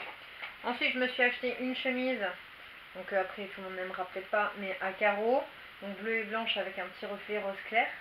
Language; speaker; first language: French; native; French